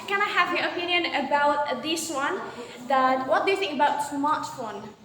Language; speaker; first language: English; non-native, fluent; Indonesian